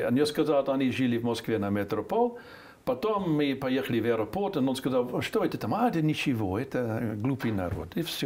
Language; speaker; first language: Russian; non-native, fluent; English